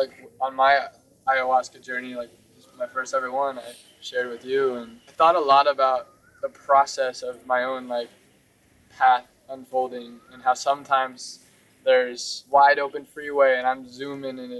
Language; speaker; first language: English; native; English